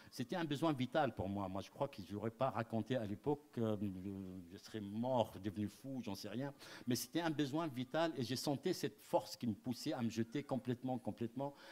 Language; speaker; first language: French; non-native, local second language; Arabic